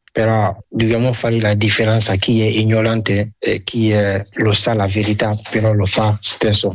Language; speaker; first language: Italian; non-native, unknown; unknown